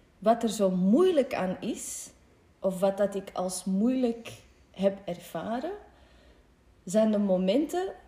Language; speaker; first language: Dutch; non-native, fluent; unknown